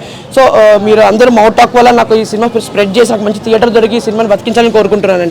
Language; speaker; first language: Telugu; native; Telugu